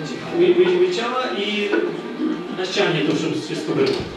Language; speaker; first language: Polish; non-native, fluent; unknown